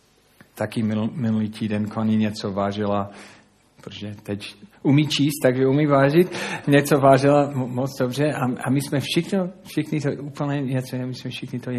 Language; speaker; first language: Czech; non-native, fluent; English